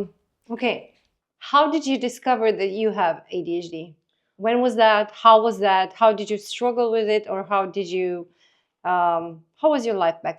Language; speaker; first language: English; non-native, fluent; Romanian